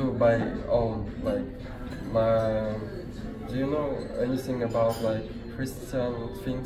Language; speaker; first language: English; non-native, learner; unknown